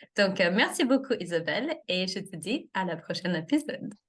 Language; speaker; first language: French; non-native, fluent; English